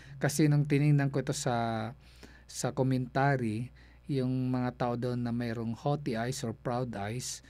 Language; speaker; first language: Filipino; non-native, local second language; Cebuano